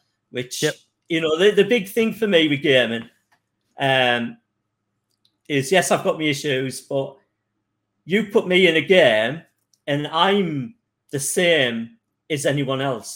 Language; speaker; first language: English; native; English